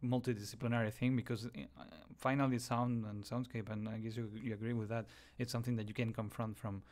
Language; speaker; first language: English; non-native, fluent; Spanish